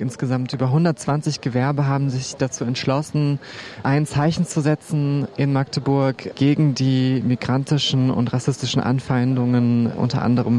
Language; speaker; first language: German; native; German